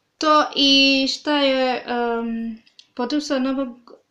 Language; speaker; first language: Serbian; non-native, learner; Swahili